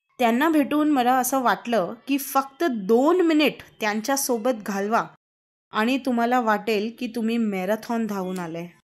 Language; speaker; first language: Marathi; non-native, local second language; Hindi